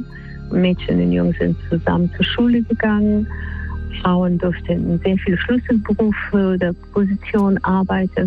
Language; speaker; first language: German; non-native, fluent; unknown